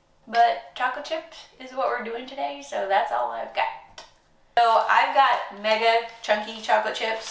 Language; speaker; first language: English; native; English